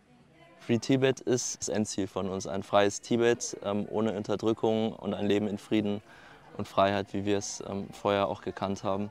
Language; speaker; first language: German; early bilingual, other home language; Tibetan